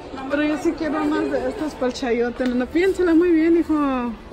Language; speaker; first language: Spanish; early bilingual, heritage; Spanish